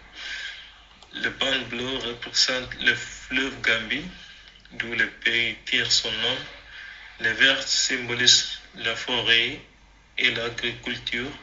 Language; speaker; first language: French; non-native, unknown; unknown